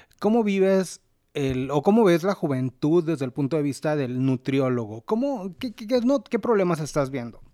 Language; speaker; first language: Spanish; native; Spanish